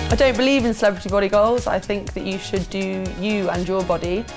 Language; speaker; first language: English; native; English